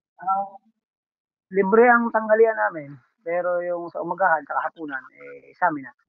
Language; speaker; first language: Filipino; native; Filipino